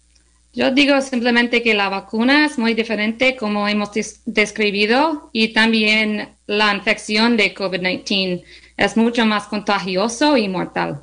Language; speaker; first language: Spanish; non-native, learner; English